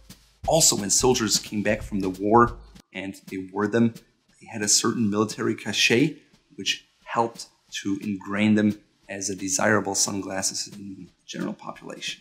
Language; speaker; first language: English; non-native, fluent; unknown